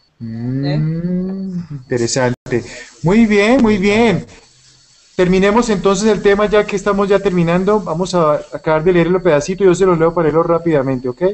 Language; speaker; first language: Spanish; native; Spanish